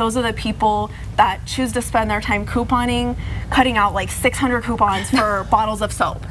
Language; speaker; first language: English; native; English